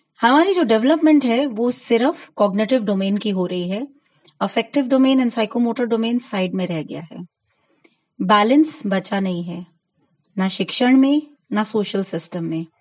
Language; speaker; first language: Hindi; non-native, local second language; Gujarati